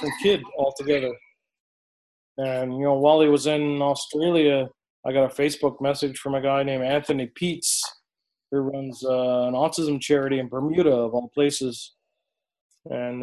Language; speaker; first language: English; native; English